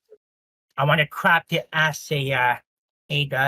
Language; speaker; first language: English; native; English